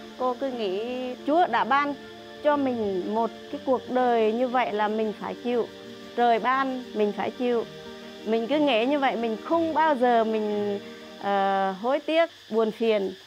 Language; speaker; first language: Vietnamese; non-native, local second language; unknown